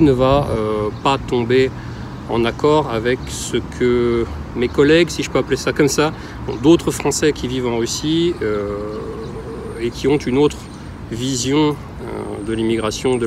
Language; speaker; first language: French; native; French